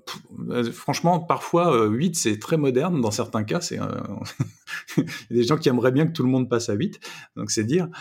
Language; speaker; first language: French; native; French